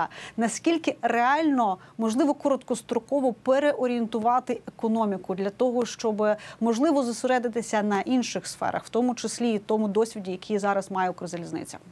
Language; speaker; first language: Ukrainian; native; Ukrainian